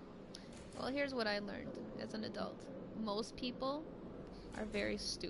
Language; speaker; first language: English; native; English